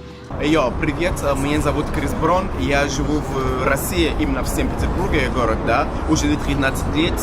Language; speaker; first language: Russian; non-native, fluent; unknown